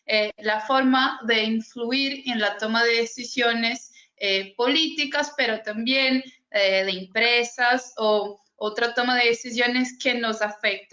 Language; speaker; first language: Spanish; non-native, fluent; Portuguese